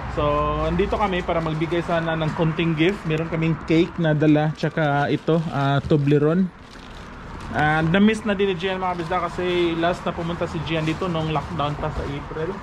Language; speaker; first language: Filipino; non-native, local second language; Cebuano